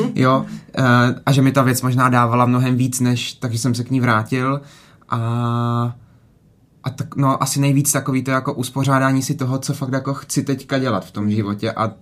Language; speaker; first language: Czech; native; Czech